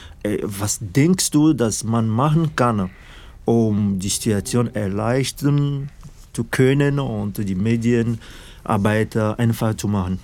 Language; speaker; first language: German; non-native, fluent; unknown